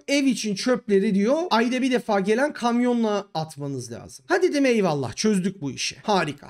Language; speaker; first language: Turkish; native; Turkish